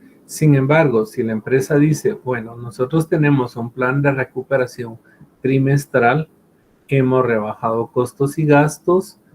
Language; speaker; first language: Spanish; native; Spanish